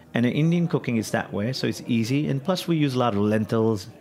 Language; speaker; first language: English; non-native, local second language; Punjabi